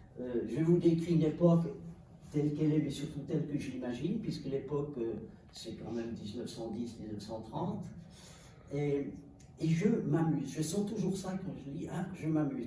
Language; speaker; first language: French; native; French